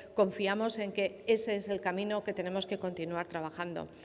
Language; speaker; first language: Spanish; non-native, local second language; Basque